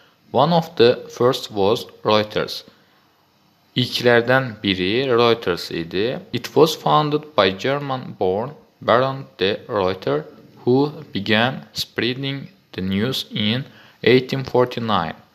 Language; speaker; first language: English; non-native, fluent; Azerbaijani